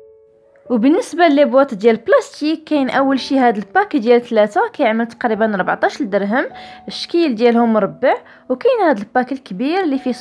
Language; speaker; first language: Arabic; native; Arabic